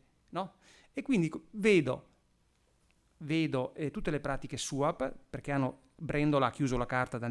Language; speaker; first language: Italian; native; Italian